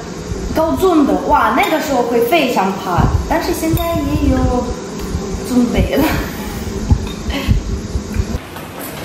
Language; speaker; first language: Chinese; non-native, learner; Ukrainian